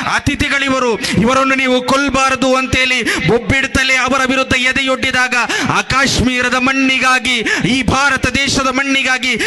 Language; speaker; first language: Kannada; non-native, local second language; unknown